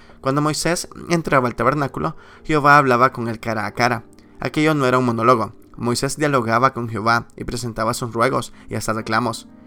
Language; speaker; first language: Spanish; native; Spanish